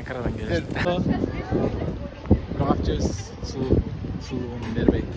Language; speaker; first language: Turkish; non-native, fluent; Kyrgyz